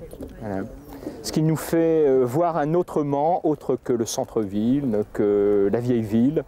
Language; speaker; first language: French; native; French